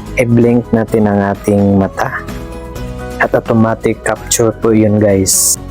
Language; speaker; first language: Filipino; native; Filipino